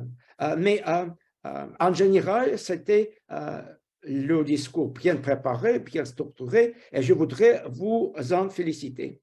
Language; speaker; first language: French; non-native, fluent; Russian